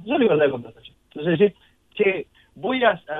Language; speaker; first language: Spanish; native; Spanish